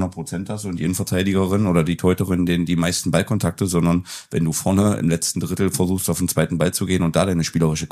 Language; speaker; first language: German; native; German